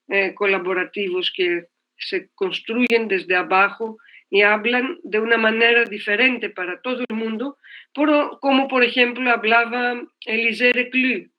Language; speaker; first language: Spanish; non-native, fluent; Greek